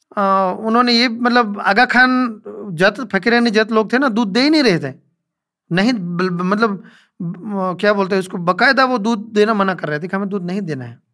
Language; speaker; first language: Hindi; non-native, local second language; Gujarati